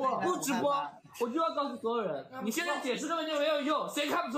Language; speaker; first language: Chinese; native; Chinese